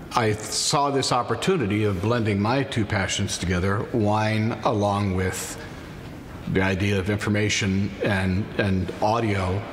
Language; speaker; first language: English; native; English